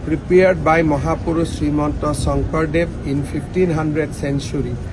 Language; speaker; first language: English; non-native, local second language; Assamese